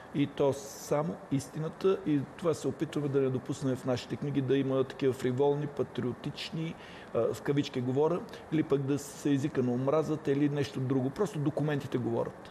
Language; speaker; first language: Bulgarian; native; Bulgarian